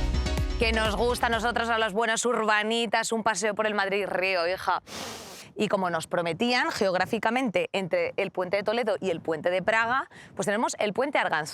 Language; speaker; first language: Spanish; native; Spanish